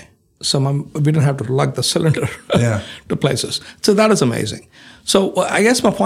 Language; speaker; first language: English; non-native, local second language; Malayalam